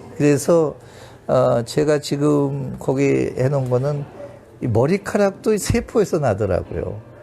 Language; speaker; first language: Korean; native; Korean